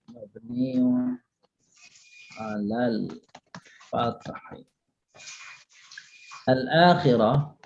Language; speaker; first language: Arabic; non-native, fluent; Indonesian